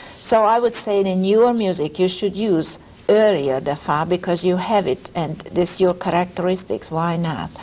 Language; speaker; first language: English; non-native, fluent; Hungarian